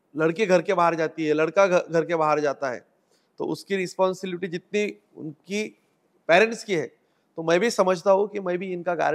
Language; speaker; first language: Hindi; non-native, local second language; Marathi